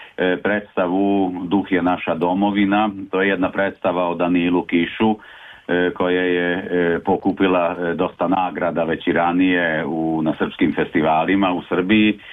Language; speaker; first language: Serbian; early bilingual, heritage; Serbian